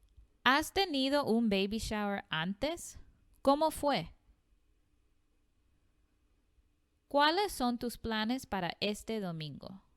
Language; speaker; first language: Spanish; non-native, fluent; English